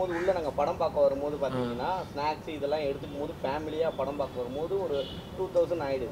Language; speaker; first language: Tamil; native; Tamil